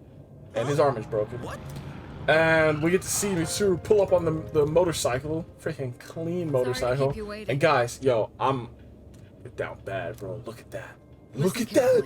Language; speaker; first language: English; native; English